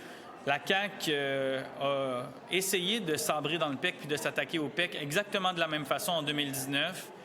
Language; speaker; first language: French; native; French